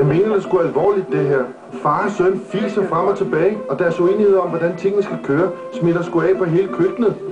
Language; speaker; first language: Danish; native; Danish